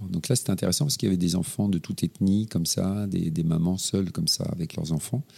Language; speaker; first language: French; native; French